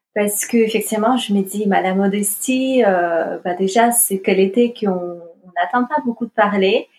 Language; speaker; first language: French; non-native, fluent; Russian